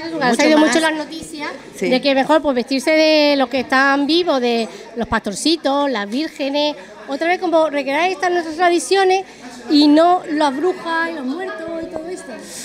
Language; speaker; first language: Spanish; native; Spanish